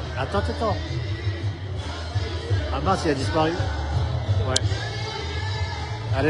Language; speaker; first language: French; native; French